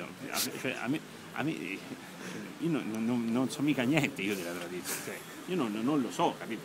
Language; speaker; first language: Italian; native; Italian